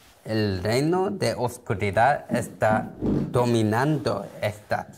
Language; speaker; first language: Spanish; non-native, learner; Korean